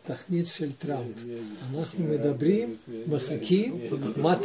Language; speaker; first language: Hebrew; non-native, fluent; Russian